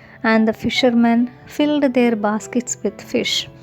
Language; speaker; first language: English; non-native, local second language; Malayalam